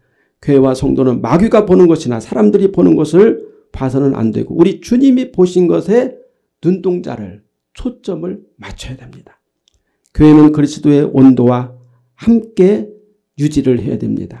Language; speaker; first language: Korean; native; Korean